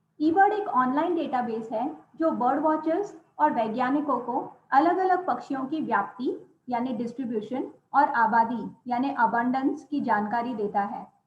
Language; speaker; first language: Hindi; non-native, local second language; Gujarati